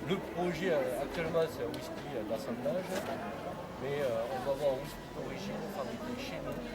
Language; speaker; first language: French; native; French